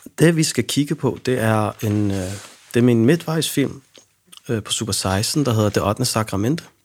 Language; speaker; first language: Danish; early bilingual, other home language; Arabic